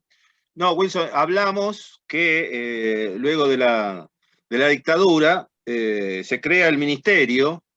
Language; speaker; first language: Spanish; native; Spanish